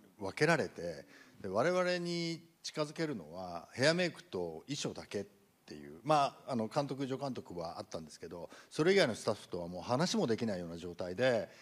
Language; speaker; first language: Japanese; native; Japanese